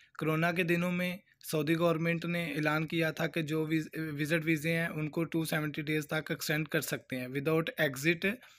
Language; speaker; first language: Urdu; non-native, local second language; Punjabi